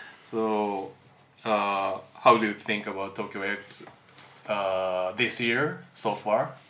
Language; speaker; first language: English; non-native, learner; Japanese